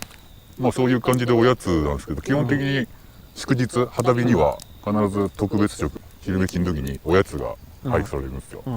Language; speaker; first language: Japanese; native; Japanese